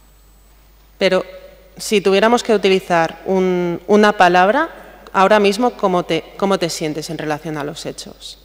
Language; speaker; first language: Spanish; native; Spanish